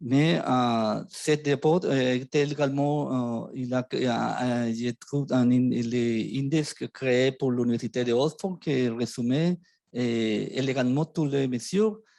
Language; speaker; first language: French; non-native, fluent; Spanish